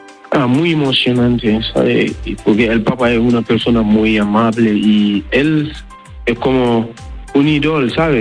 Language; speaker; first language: Spanish; non-native, learner; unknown